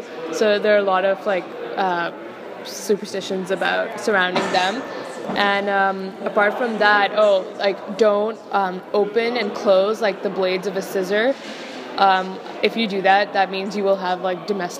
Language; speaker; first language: English; non-native, local second language; Punjabi